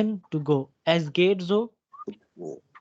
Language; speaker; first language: German; non-native, fluent; Urdu